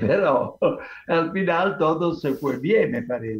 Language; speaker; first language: Spanish; non-native, fluent; Italian